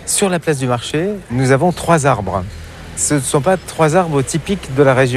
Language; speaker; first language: French; native; French